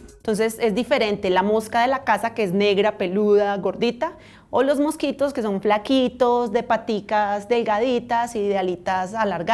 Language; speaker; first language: Spanish; native; Spanish